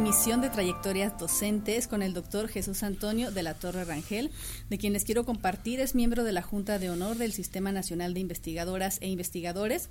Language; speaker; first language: Spanish; native; Spanish